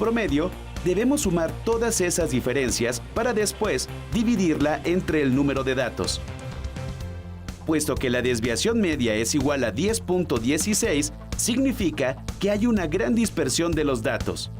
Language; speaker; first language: Spanish; native; Spanish